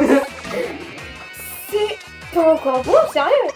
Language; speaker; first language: French; native; French